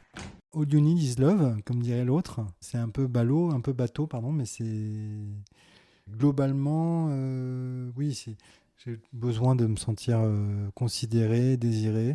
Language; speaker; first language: French; native; French